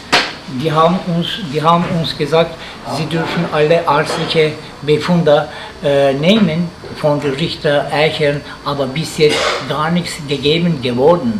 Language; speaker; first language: German; non-native, learner; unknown